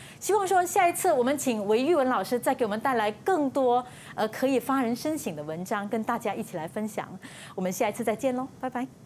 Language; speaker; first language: Chinese; native; Chinese